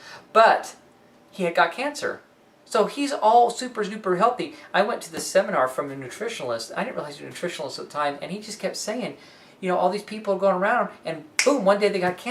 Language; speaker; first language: English; native; English